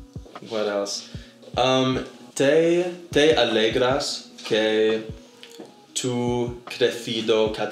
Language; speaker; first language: Spanish; non-native, learner; English